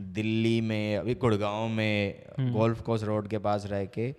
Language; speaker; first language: Hindi; non-native, local second language; Bangla